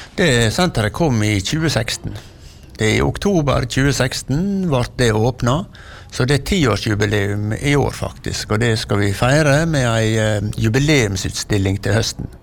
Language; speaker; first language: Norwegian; native; Norwegian